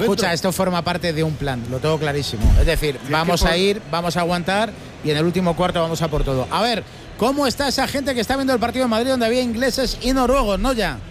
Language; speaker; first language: Spanish; native; Spanish